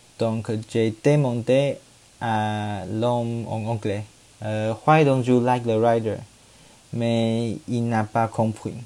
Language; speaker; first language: French; non-native, learner; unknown